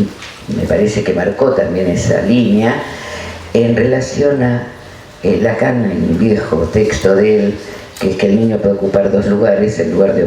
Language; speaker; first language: Spanish; native; Spanish